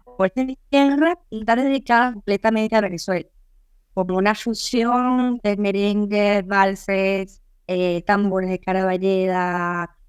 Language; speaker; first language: Spanish; native; Spanish